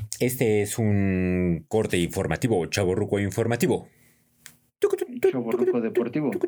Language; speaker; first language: Spanish; native; Spanish